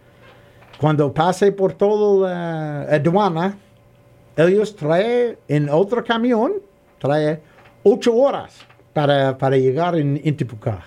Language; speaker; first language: Spanish; non-native, learner; English